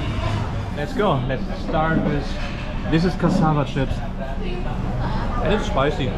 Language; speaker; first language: English; non-native, fluent; German